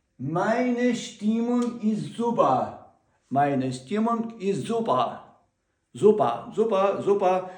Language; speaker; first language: German; non-native, learner; Ukrainian